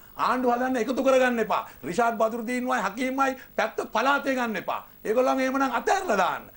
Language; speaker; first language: Sinhala; non-native, local second language; Tamil